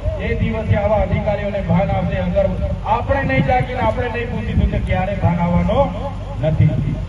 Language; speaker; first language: Gujarati; non-native, local second language; Vasavi